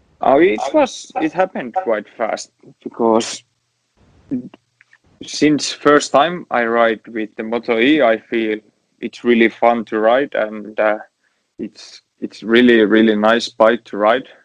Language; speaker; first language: English; non-native, learner; Finnish